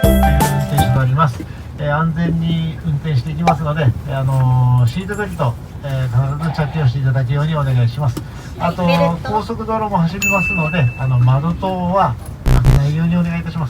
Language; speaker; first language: Japanese; native; Japanese